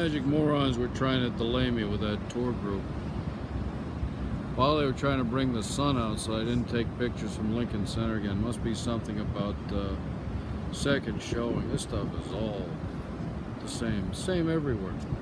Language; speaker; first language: English; native; English